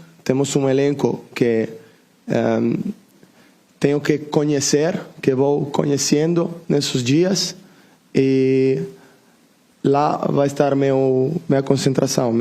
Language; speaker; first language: Portuguese; non-native, learner; Italian